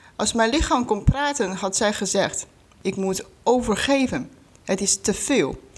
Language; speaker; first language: Dutch; non-native, fluent; Chinese